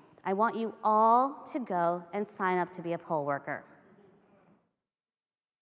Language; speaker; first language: English; native; English